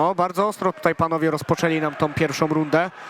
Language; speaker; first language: Polish; native; Polish